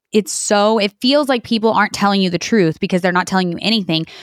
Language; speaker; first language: English; native; English